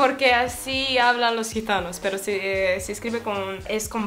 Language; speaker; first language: Spanish; non-native, fluent; Romanian